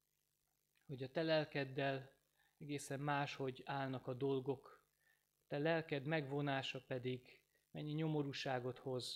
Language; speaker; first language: Hungarian; native; Hungarian